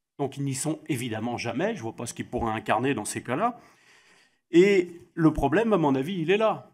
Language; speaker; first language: French; native; French